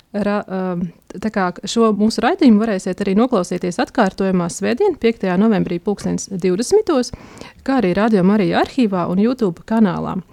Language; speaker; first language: Latvian; native; Latvian